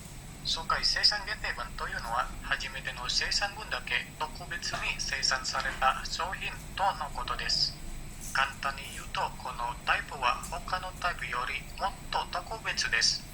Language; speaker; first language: Japanese; non-native, learner; Indonesian